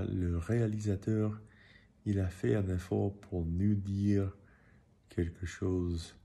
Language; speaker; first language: French; non-native, learner; English